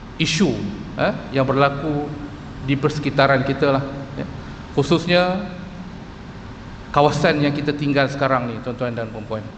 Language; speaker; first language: Malay; native; Malay